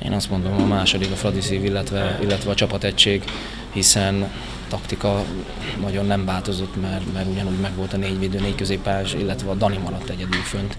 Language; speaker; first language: Hungarian; native; Hungarian